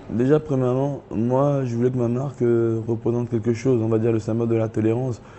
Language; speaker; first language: French; early bilingual, other home language; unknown